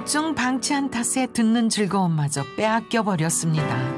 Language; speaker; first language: Korean; native; Korean